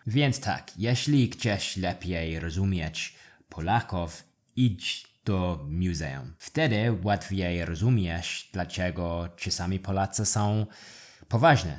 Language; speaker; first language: Polish; non-native, learner; English